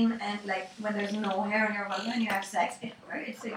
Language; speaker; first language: English; non-native, local second language; Urdu